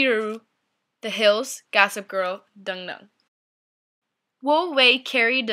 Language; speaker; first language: Chinese; non-native, learner; English